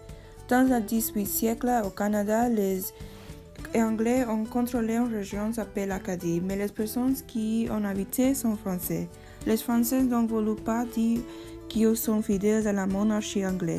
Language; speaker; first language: French; non-native, learner; English